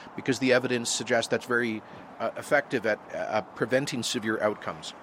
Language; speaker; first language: English; native; English